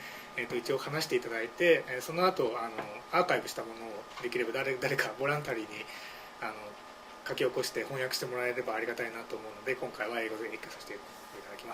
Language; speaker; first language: Japanese; native; Japanese